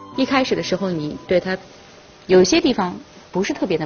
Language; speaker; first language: Chinese; native; Chinese